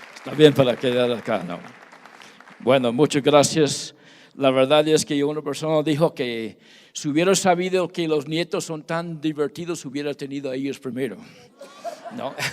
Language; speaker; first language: Spanish; non-native, fluent; English